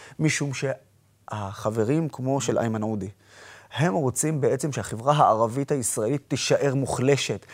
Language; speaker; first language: Hebrew; non-native, local second language; Arabic